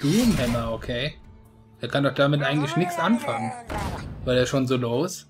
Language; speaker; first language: German; native; German